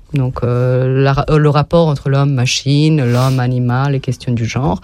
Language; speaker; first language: French; non-native, fluent; Serbian